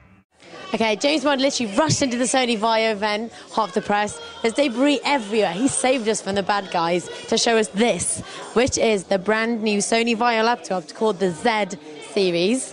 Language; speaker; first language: English; native; English